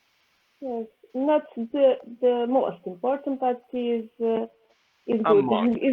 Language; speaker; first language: English; non-native, learner; Serbian